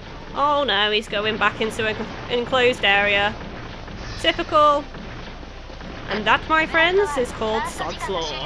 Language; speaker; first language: English; native; English